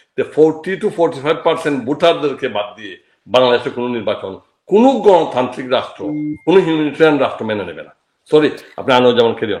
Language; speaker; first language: Bangla; native; Bangla